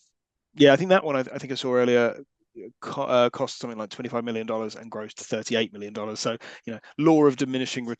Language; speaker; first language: English; native; English